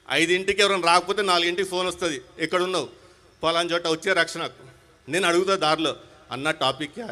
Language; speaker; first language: Telugu; non-native, local second language; Hindi